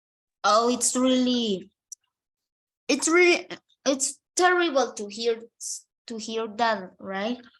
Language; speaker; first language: English; non-native, fluent; Spanish